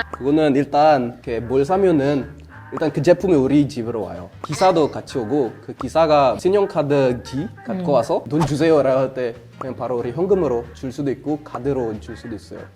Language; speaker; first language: Korean; non-native, fluent; Indonesian